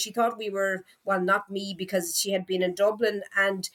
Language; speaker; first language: English; native; English